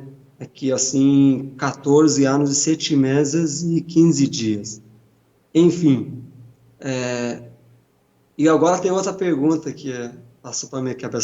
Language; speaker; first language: Portuguese; non-native, fluent; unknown